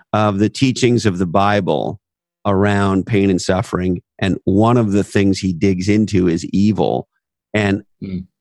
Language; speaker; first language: English; native; English